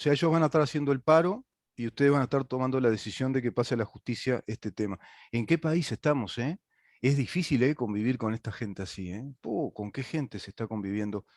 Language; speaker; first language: Spanish; native; Spanish